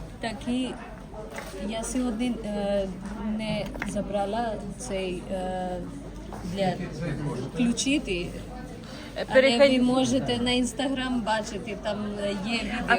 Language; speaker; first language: Ukrainian; non-native, learner; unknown